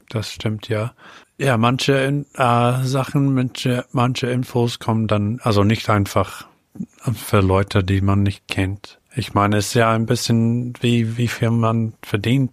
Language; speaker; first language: German; non-native, fluent; English